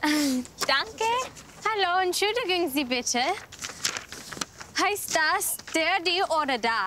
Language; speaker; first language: German; non-native, learner; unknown